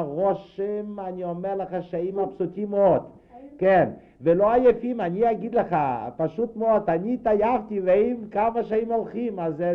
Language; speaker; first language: Hebrew; non-native, fluent; Yiddish